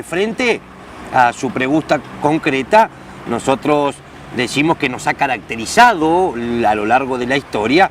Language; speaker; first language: Spanish; native; Spanish